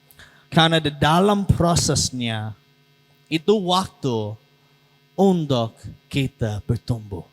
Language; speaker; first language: Indonesian; non-native, learner; English